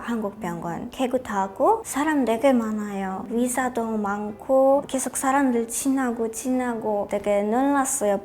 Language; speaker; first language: Korean; non-native, learner; Polish